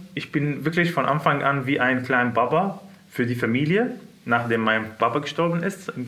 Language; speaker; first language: German; non-native, fluent; Arabic